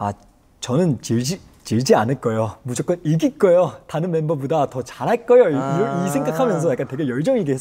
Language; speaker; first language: Korean; non-native, fluent; Chinese